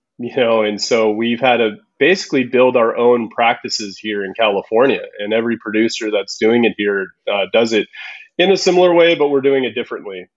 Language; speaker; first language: English; early bilingual, other home language; Spanish